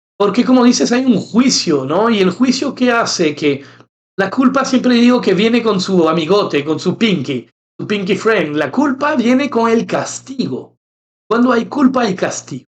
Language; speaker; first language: Spanish; non-native, fluent; French